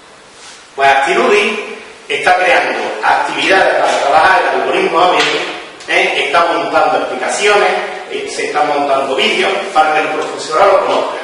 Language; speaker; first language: Spanish; native; Spanish